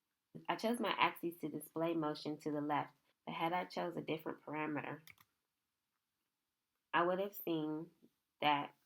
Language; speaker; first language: English; native; English